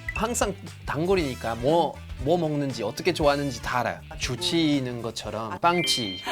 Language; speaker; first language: Korean; non-native, fluent; French